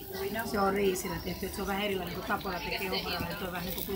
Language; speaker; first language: Finnish; native; Finnish